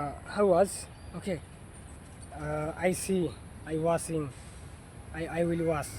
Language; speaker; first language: English; non-native, learner; Bangla